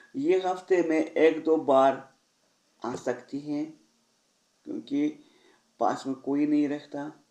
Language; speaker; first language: Hindi; non-native, fluent; Russian